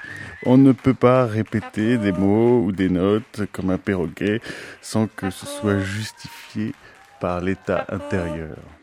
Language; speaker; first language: French; native; French